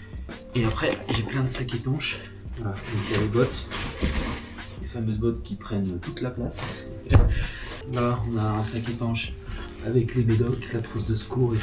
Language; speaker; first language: French; native; French